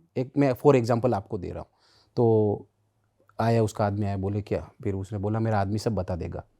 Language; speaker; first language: Hindi; native; Hindi